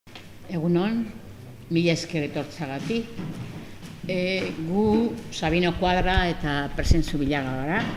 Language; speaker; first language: Basque; non-native, local second language; Spanish